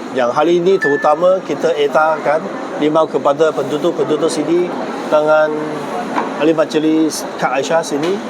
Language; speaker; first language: Malay; non-native, local second language; Chinese